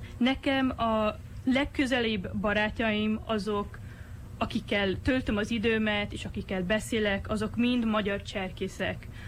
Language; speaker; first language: Hungarian; early bilingual, heritage; Hungarian